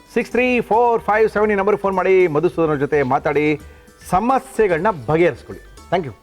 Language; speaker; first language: Kannada; native; Kannada